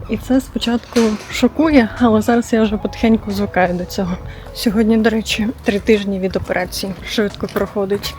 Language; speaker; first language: Ukrainian; native; Ukrainian